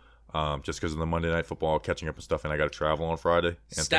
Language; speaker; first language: English; native; English